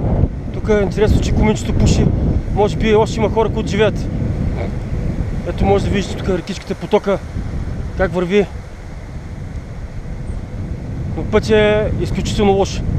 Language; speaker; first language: Bulgarian; native; Bulgarian